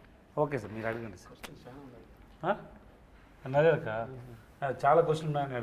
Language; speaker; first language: Telugu; non-native, learner; Tamil